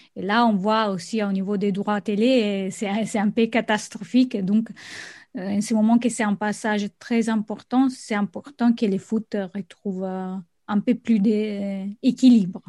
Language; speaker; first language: French; non-native, fluent; Italian